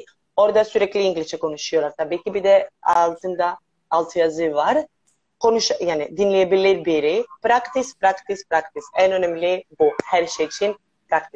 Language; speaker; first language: Turkish; non-native, learner; Greek